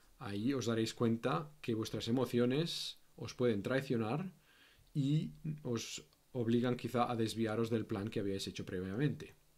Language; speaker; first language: Spanish; native; Spanish